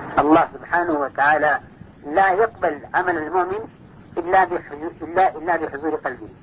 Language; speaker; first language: Arabic; non-native, fluent; Urdu